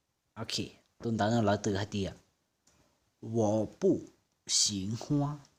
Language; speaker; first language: Chinese; non-native, fluent; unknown